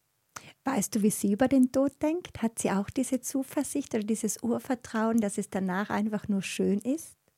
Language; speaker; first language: German; native; German